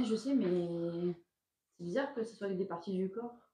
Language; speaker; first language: French; native; French